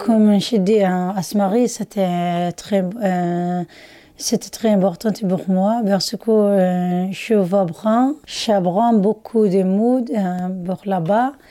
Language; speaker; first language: French; non-native, learner; Somali